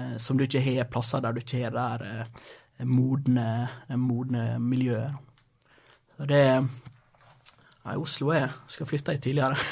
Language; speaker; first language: Norwegian; early bilingual, other home language; Swedish